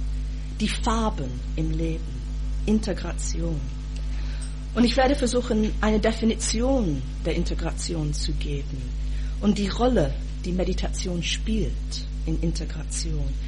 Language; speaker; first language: German; non-native, fluent; English